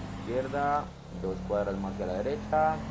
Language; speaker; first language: Spanish; native; Spanish